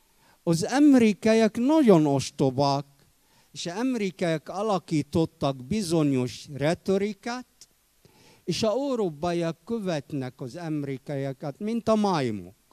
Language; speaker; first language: Hungarian; non-native, fluent; Arabic